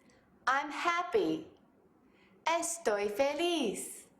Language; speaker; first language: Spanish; non-native, fluent; English